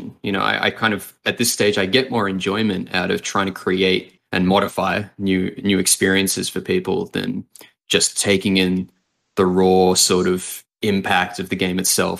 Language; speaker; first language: English; native; English